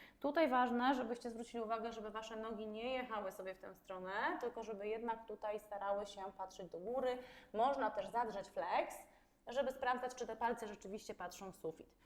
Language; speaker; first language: Polish; native; Polish